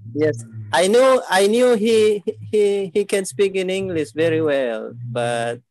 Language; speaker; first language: English; non-native, fluent; Malay